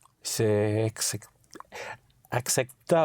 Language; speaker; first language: French; non-native, learner; English